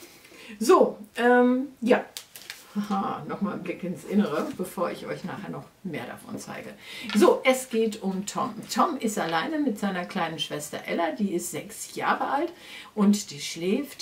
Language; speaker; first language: German; native; German